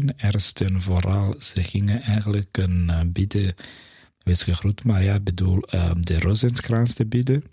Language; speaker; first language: Dutch; non-native, fluent; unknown